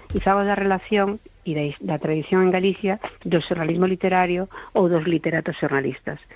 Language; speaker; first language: Galician; non-native, local second language; Spanish